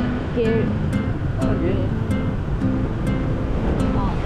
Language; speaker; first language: Korean; non-native, learner; Vietnamese